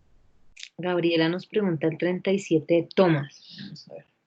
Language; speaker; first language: Spanish; native; Spanish